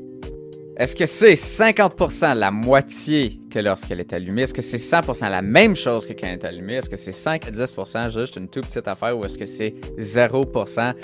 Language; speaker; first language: French; native; French